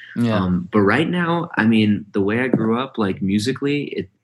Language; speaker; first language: English; early bilingual, other home language; Hindi